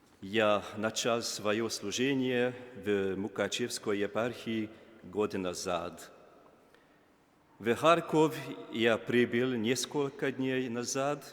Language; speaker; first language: Russian; non-native, learner; Hungarian